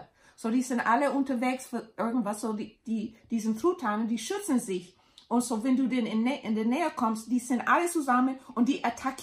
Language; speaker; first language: German; non-native, learner; English